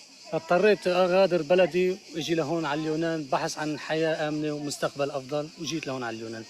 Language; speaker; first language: Arabic; native; Arabic